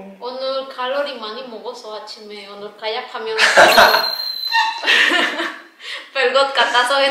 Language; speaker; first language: Korean; non-native, learner; Spanish